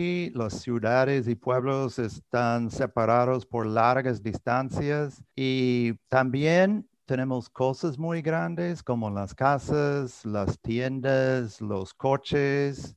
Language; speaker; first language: Spanish; non-native, fluent; English